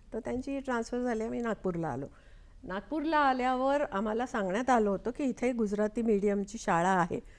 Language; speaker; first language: Marathi; non-native, local second language; Konkani